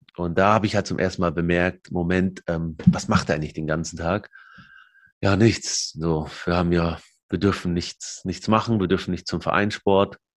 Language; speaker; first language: German; early bilingual, other home language; Arabic